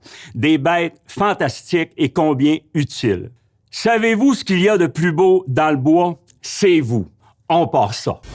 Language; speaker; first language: French; native; French